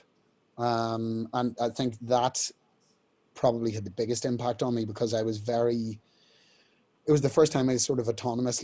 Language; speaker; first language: English; native; English